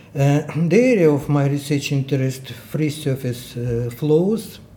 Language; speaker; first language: English; non-native, fluent; Ukrainian